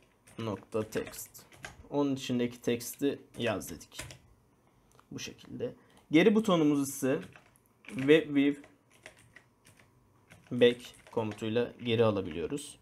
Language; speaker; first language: Turkish; native; Turkish